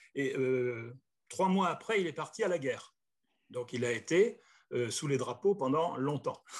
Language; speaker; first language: French; native; French